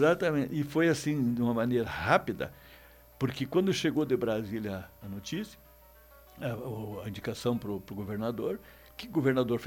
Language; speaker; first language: Portuguese; native; Portuguese